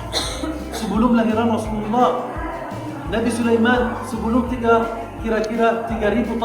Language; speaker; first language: Indonesian; non-native, learner; Arabic